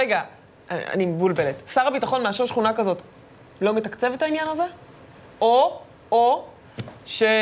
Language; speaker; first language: Hebrew; native; Hebrew